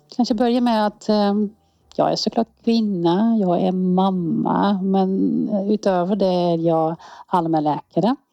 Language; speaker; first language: Swedish; non-native, fluent; Dutch